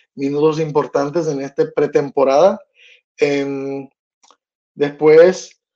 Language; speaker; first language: Spanish; early bilingual, heritage; Spanish